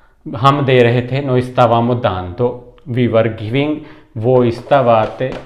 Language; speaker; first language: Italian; non-native, fluent; Urdu